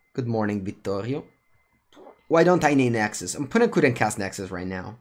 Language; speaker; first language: English; non-native, fluent; Italian